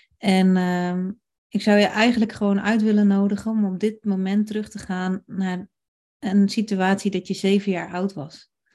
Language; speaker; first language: Dutch; native; Dutch